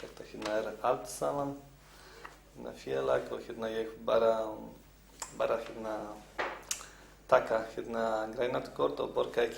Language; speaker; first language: Icelandic; non-native, learner; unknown